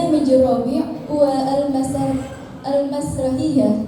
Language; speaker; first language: Arabic; non-native, learner; Indonesian